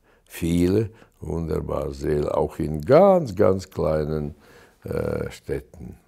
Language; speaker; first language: German; non-native, fluent; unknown